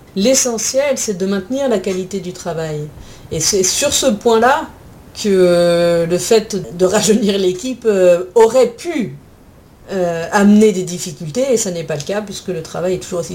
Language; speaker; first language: French; native; French